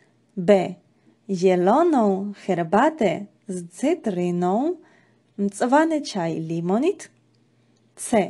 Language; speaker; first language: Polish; non-native, fluent; Georgian